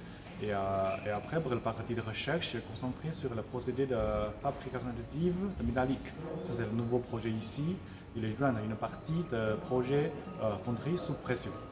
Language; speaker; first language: French; non-native, learner; Chinese